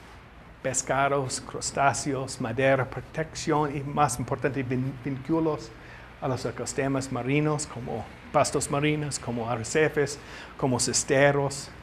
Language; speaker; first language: Spanish; non-native, learner; English